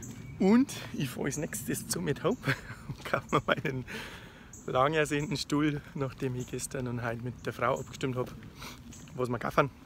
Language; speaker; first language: German; native; German